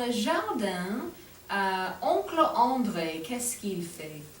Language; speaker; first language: French; non-native, fluent; English